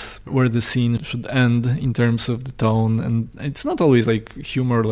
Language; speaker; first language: English; non-native, fluent; Polish